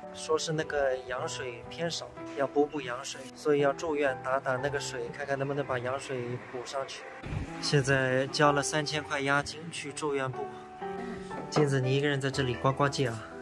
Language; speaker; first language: Chinese; non-native, local second language; Wu Chinese